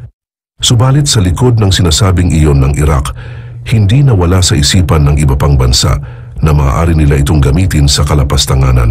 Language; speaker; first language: Filipino; native; Filipino